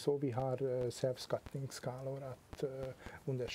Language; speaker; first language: Swedish; non-native, fluent; Hungarian